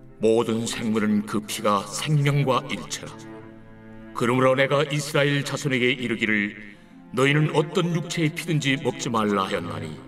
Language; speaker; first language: Korean; native; Korean